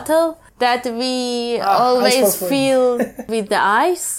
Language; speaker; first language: English; non-native, learner; Persian